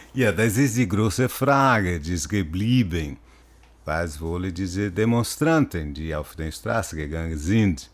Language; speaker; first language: German; non-native, learner; Portuguese